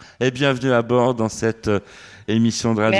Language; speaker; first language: French; native; French